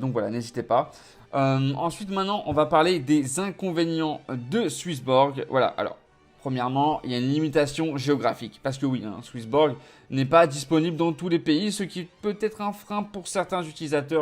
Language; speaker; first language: French; native; French